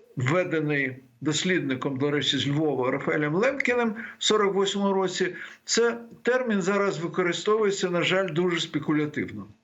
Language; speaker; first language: Ukrainian; native; Ukrainian